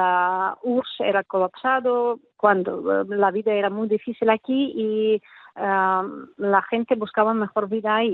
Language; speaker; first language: Spanish; non-native, fluent; Russian